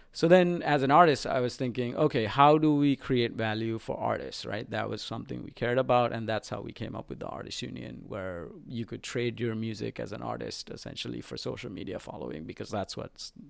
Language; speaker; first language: English; non-native, local second language; Sinhala